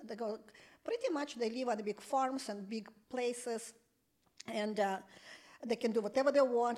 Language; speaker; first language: English; non-native, fluent; Russian